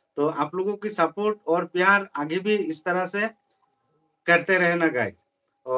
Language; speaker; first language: Hindi; non-native, local second language; Bangla